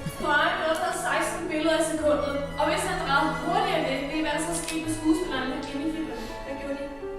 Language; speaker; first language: Danish; native; Danish